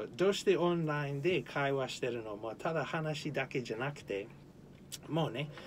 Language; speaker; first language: Japanese; non-native, learner; English